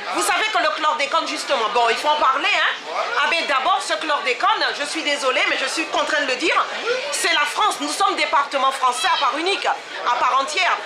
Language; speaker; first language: French; native; French